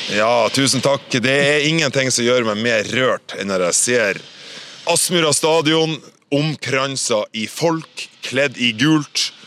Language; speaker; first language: Norwegian; native; Norwegian